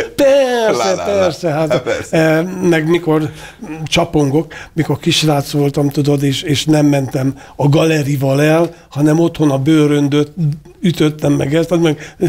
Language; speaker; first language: Hungarian; native; Hungarian